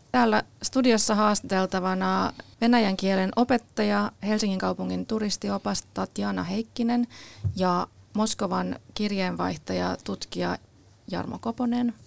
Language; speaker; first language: Finnish; native; Finnish